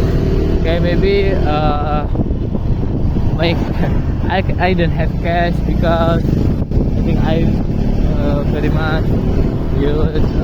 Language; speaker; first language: English; non-native, learner; Indonesian